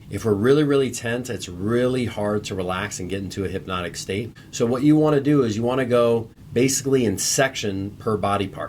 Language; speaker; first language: English; native; English